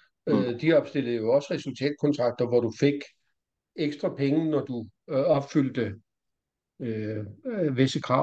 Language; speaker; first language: Danish; native; Danish